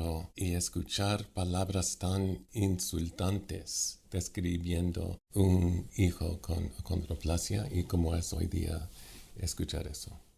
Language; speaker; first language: Spanish; non-native, fluent; English